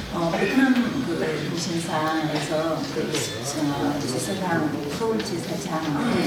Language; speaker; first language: Korean; non-native, fluent; Vietnamese